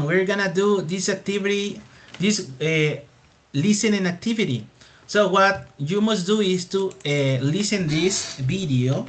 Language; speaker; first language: English; non-native, fluent; Spanish